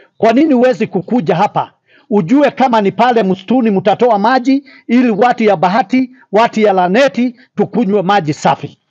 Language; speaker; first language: Swahili; non-native, local second language; Kikuyu